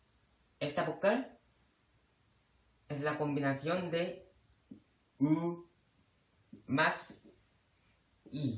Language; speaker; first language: Spanish; non-native, fluent; Korean